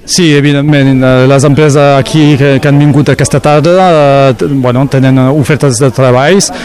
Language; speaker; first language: Catalan; non-native, local second language; French